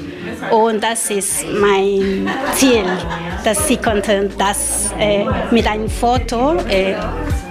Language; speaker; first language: German; non-native, learner; Spanish